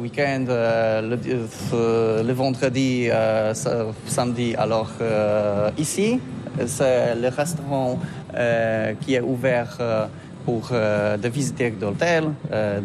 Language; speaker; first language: French; non-native, learner; Polish